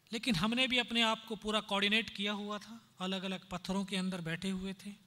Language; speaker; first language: Hindi; native; Hindi